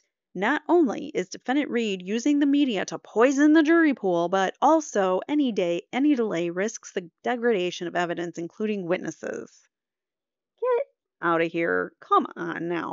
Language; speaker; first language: English; native; English